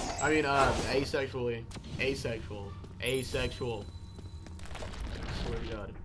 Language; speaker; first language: English; native; English